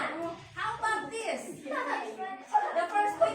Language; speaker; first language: English; non-native, learner; Indonesian